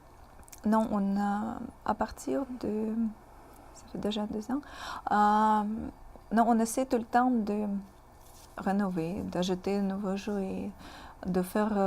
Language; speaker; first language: French; non-native, fluent; Russian